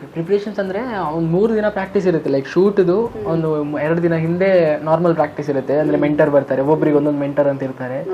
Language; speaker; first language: Kannada; native; Kannada